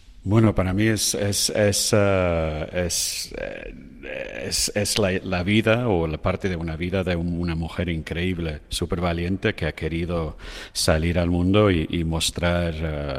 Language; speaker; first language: Spanish; non-native, fluent; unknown